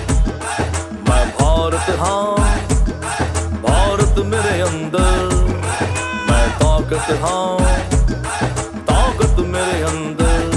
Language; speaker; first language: Hindi; non-native, local second language; Telugu